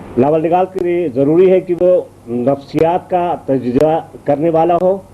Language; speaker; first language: Urdu; non-native, local second language; Shina